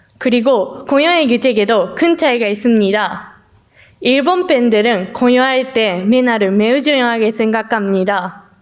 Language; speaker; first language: Korean; non-native, learner; Japanese